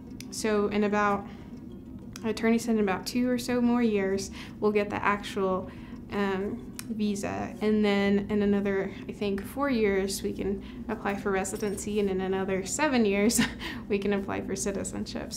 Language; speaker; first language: English; early bilingual, other home language; Spanish